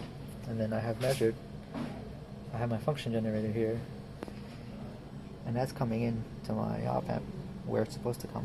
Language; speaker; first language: English; native; English